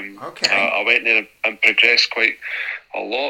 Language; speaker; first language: English; native; English